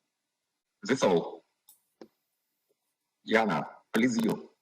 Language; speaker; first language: English; non-native, learner; Ukrainian